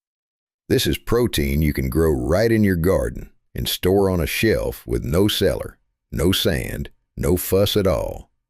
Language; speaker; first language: English; native; English